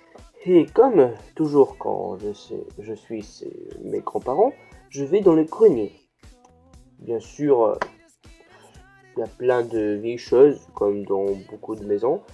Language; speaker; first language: French; early bilingual, heritage; French